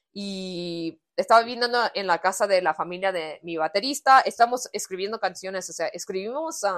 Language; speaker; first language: Spanish; early bilingual, heritage; Spanish